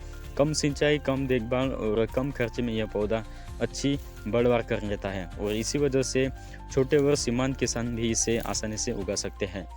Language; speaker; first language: Hindi; native; Hindi